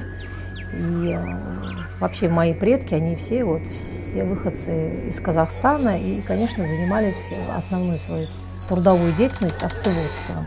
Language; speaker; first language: Russian; native; Russian